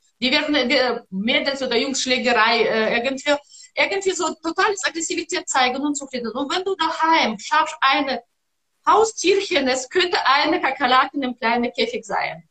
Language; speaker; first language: German; non-native, learner; Russian